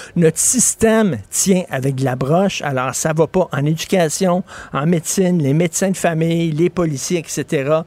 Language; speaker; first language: French; native; French